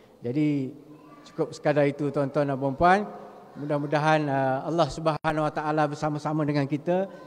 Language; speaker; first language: Malay; native; Malay